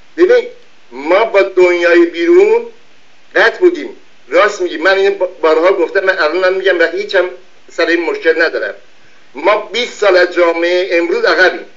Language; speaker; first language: Persian; non-native, local second language; Azerbaijani